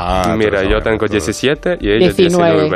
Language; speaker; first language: Spanish; non-native, learner; Ukrainian